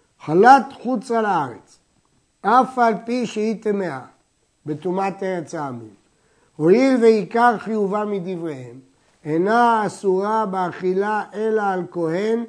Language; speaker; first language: Hebrew; native; Hebrew